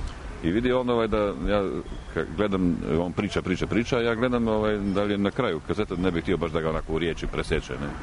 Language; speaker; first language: Croatian; native; Croatian